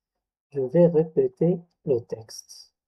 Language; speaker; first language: French; non-native, local second language; Arabic